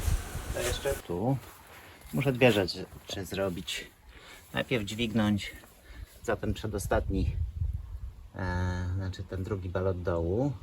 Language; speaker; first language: Polish; native; Polish